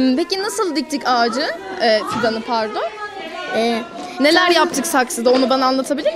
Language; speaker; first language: Turkish; native; Turkish